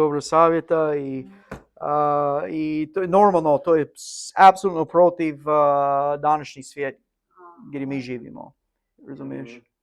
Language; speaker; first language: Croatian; non-native, learner; English